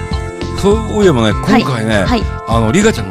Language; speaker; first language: Japanese; native; Japanese